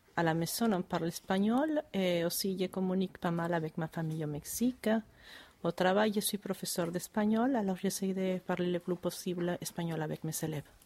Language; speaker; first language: French; non-native, fluent; Spanish